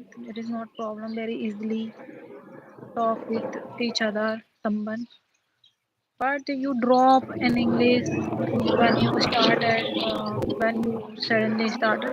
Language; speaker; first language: English; non-native, learner; Hindi